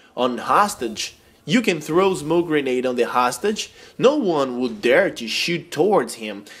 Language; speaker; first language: English; non-native, fluent; Portuguese